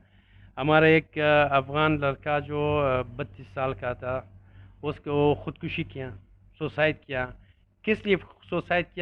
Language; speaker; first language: Hindi; non-native, learner; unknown